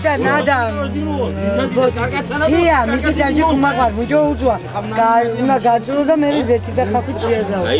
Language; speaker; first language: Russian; non-native, learner; Georgian